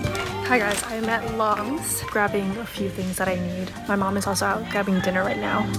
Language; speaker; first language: English; native; English